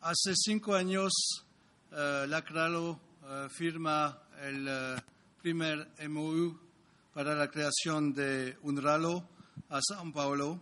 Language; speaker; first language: Spanish; non-native, learner; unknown